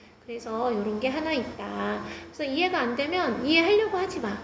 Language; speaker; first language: Korean; native; Korean